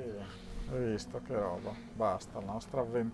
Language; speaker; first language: Italian; native; Italian